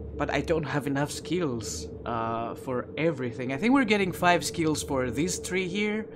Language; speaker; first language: English; non-native, fluent; Greek